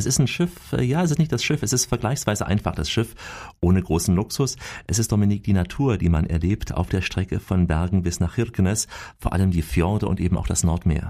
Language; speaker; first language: German; native; German